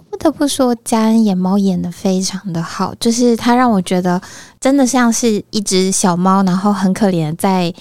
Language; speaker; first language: Chinese; non-native, fluent; Japanese